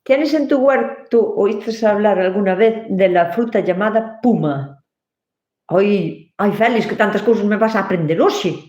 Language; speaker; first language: Spanish; non-native, local second language; Galician